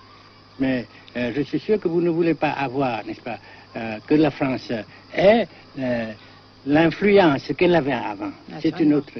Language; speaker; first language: French; non-native, local second language; Vietnamese